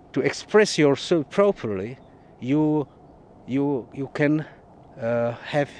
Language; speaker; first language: English; non-native, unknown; Czech